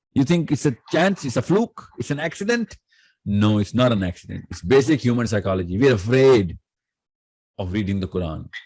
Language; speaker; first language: English; non-native, local second language; Urdu